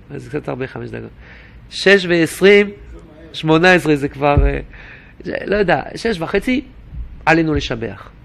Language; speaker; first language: Hebrew; non-native, fluent; French